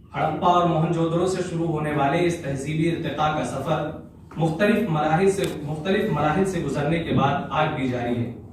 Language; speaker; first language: Urdu; native; Urdu